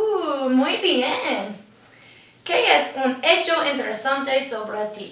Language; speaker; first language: Spanish; non-native, learner; English